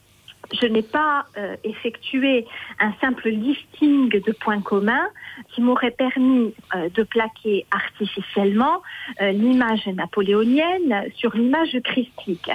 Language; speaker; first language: French; native; French